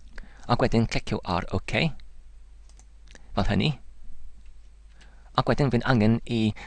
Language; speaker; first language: Welsh; non-native, learner; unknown